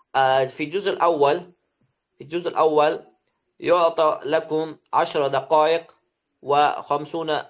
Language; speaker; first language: Arabic; non-native, fluent; Uzbek